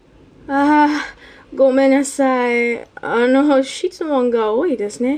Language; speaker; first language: Japanese; non-native, learner; English